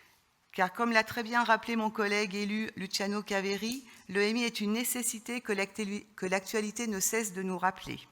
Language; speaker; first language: French; native; French